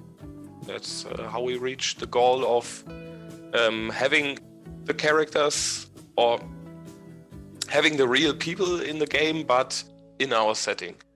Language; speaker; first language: English; non-native, fluent; German